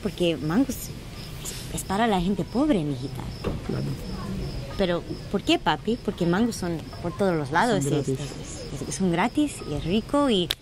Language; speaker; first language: Spanish; early bilingual, heritage; Spanish